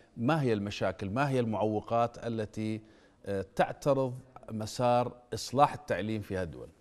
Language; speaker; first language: Arabic; native; Arabic